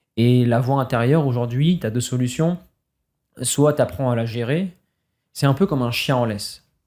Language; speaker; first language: French; native; French